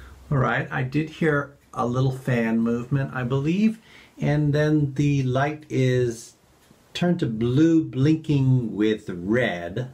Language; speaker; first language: English; native; English